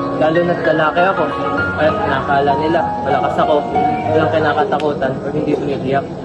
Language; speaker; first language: Filipino; native; Filipino